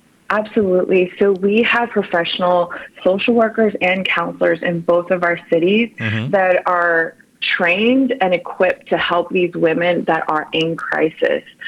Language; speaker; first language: English; early bilingual, other home language; Spanish